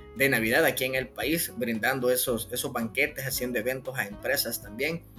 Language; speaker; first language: Spanish; native; Spanish